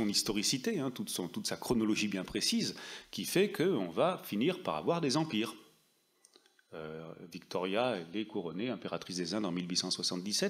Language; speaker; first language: French; native; French